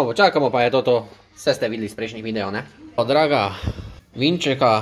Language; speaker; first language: Slovenian; native; Slovenian